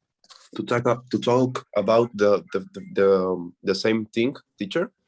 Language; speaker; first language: English; non-native, learner; Spanish